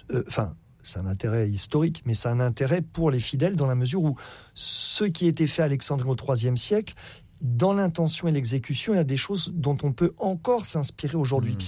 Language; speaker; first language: French; native; French